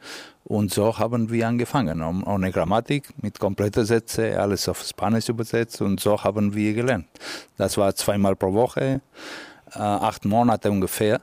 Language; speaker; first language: German; non-native, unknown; Catalan